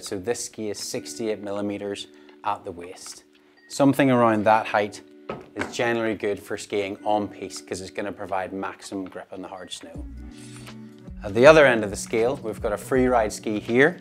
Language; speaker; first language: English; native; English